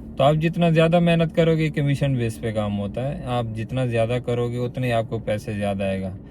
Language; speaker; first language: Urdu; non-native, local second language; Pashto